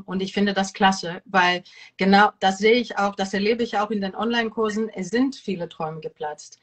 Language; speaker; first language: German; non-native, fluent; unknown